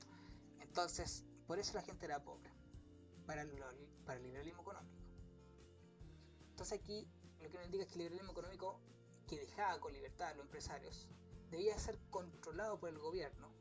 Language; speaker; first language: Spanish; native; Spanish